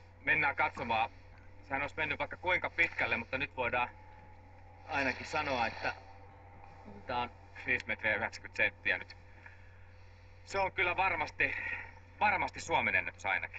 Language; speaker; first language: Finnish; native; Finnish